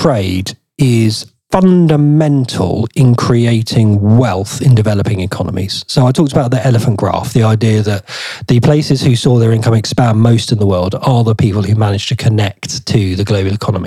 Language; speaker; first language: English; native; English